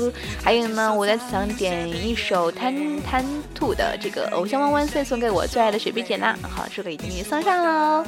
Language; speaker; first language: Chinese; native; Chinese